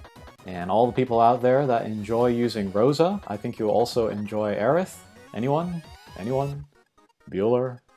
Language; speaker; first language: English; native; English